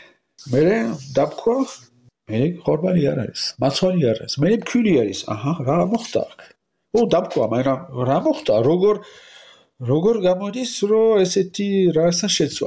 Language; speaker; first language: Georgian; non-native, learner; French